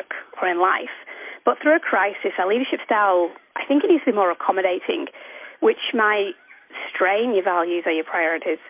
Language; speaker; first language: English; native; English